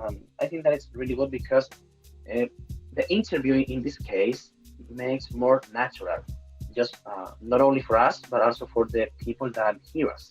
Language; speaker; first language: English; non-native, fluent; Spanish